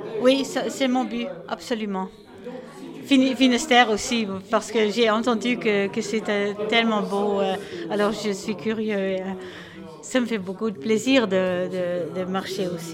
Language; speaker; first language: French; non-native, learner; Dutch